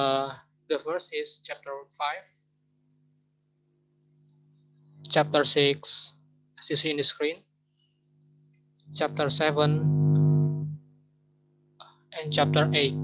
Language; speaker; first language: English; non-native, learner; Indonesian